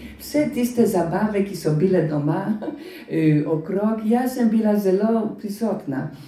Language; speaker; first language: Slovenian; non-native, fluent; Polish